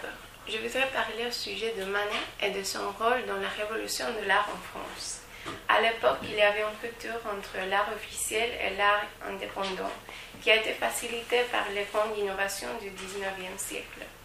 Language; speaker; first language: French; non-native, learner; Spanish